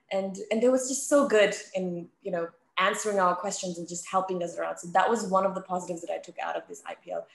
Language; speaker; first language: English; native; English